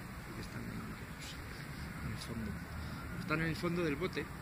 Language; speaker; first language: Spanish; native; Spanish